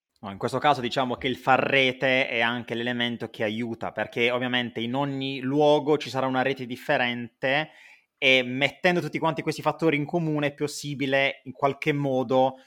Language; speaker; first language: Italian; native; Italian